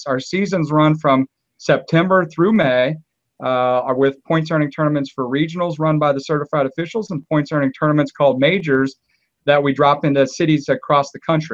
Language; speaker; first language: English; native; English